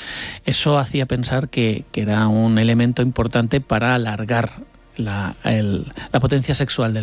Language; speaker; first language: Spanish; native; Spanish